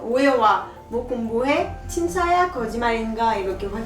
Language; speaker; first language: Korean; non-native, learner; French